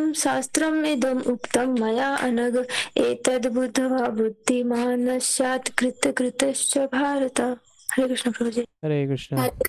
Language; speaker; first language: Hindi; native; Hindi